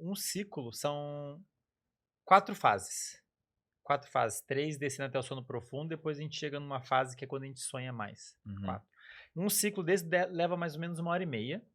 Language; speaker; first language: Portuguese; native; Portuguese